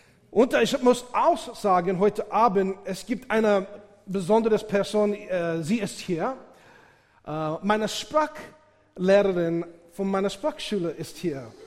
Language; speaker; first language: German; non-native, learner; English